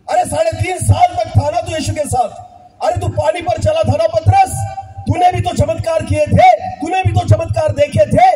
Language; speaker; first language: Hindi; non-native, local second language; Marathi